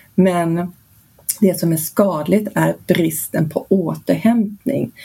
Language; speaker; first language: Swedish; early bilingual, heritage; Swedish